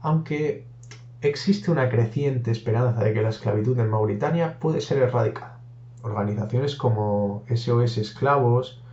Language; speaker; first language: Spanish; native; Spanish